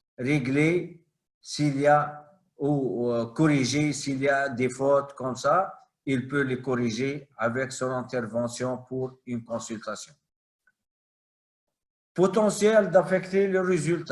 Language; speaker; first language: French; non-native, fluent; Arabic